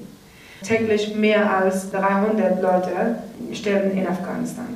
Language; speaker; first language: German; non-native, learner; Persian